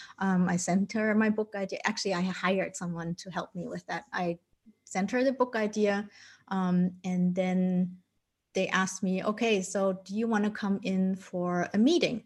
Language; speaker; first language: English; non-native, fluent; German